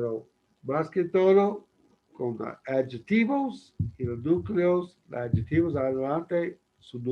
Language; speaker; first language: Spanish; non-native, learner; English